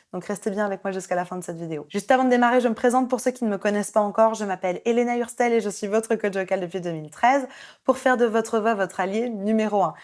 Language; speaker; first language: French; native; French